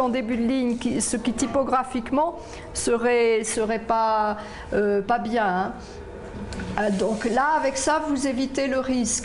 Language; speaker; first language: French; native; French